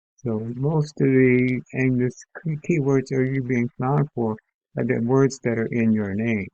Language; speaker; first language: English; native; English